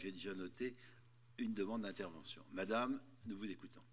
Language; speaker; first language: French; native; French